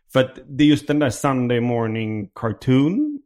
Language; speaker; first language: Swedish; early bilingual, heritage; Swedish